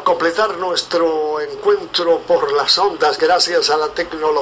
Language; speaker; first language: Spanish; native; Spanish